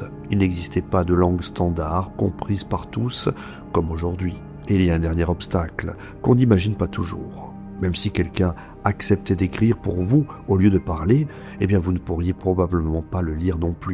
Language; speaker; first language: French; native; French